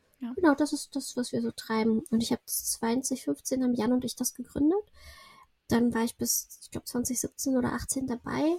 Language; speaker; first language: German; early bilingual, other home language; Russian